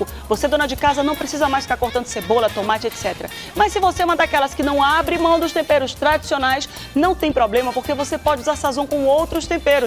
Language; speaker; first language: Portuguese; native; Portuguese